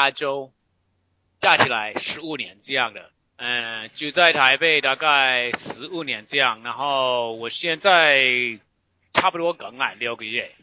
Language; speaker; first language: Chinese; non-native, fluent; English